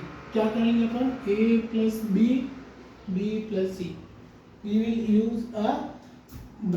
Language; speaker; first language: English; non-native, local second language; Hindi